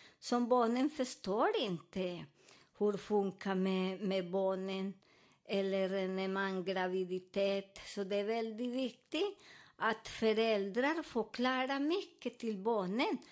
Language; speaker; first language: Swedish; non-native, learner; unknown